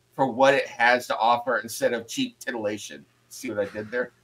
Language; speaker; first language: English; native; English